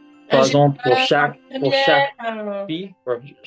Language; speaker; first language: French; non-native, learner; English